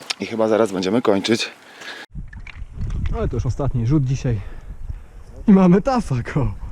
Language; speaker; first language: Polish; native; Polish